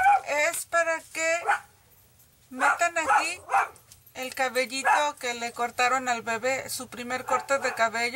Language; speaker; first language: Spanish; native; Spanish